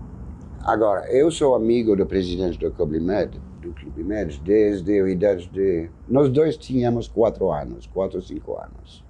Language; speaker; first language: Portuguese; non-native, fluent; French